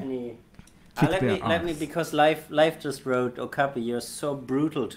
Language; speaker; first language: English; non-native, fluent; German